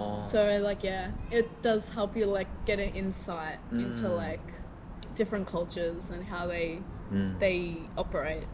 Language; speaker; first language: English; non-native, fluent; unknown